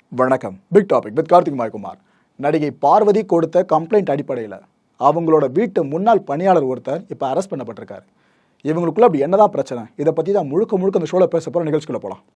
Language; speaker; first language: Tamil; native; Tamil